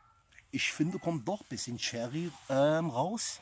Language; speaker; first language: German; non-native, fluent; English